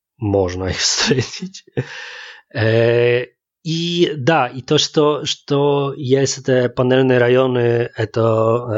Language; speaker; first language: Polish; non-native, learner; Russian